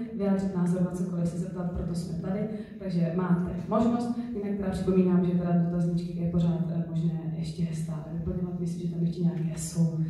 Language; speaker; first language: Czech; native; Czech